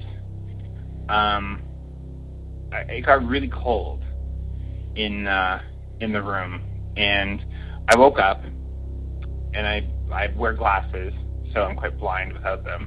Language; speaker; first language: English; native; English